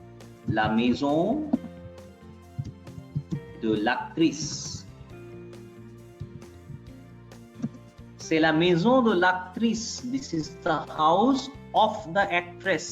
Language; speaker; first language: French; non-native, fluent; Bangla